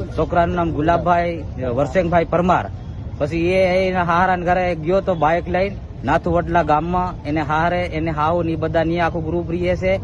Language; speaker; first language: Gujarati; non-native, local second language; Bhili